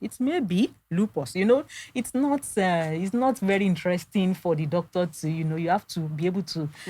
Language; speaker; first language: English; non-native, local second language; Yoruba